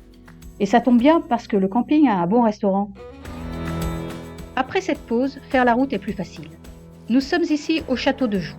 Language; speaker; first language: French; native; French